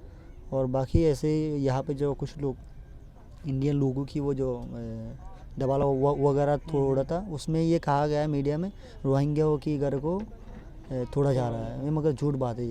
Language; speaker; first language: Hindi; non-native, fluent; Rohingya